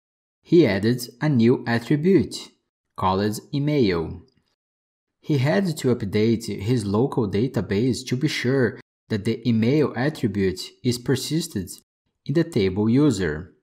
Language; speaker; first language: English; non-native, fluent; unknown